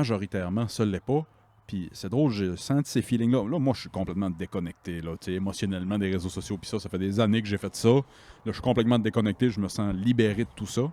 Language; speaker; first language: French; native; French